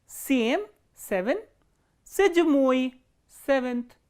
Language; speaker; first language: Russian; non-native, fluent; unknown